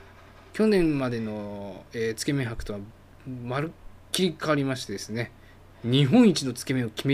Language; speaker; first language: Japanese; native; Japanese